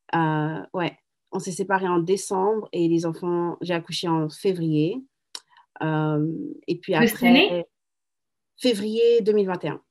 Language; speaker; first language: French; native; French